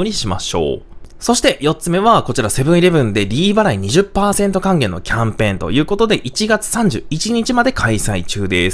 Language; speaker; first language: Japanese; native; Japanese